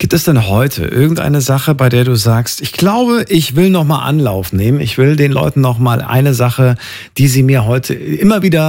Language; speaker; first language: German; native; German